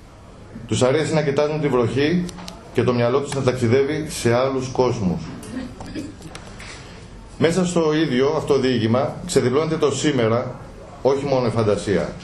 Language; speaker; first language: Greek; native; Greek